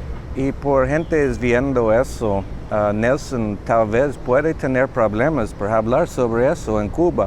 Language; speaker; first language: Spanish; non-native, learner; English